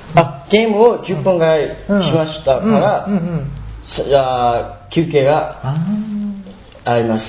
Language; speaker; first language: Japanese; non-native, learner; Burmese